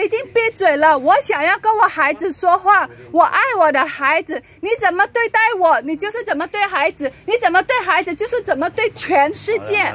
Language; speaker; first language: Chinese; non-native, fluent; Indonesian